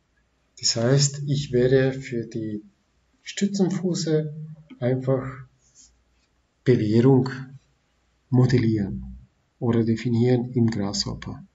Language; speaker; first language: German; non-native, fluent; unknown